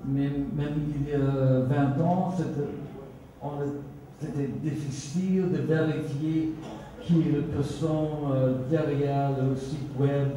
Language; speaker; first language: French; non-native, fluent; Swedish